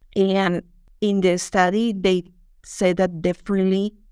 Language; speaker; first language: English; non-native, fluent; Spanish